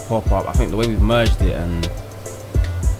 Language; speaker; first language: English; native; English